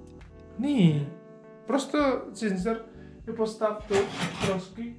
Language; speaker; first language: Ukrainian; non-native, learner; Indonesian